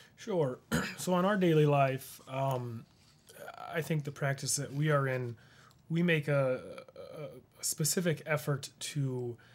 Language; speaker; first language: English; native; English